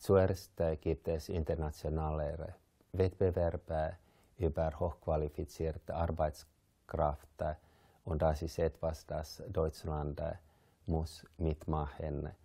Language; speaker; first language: German; non-native, fluent; Finnish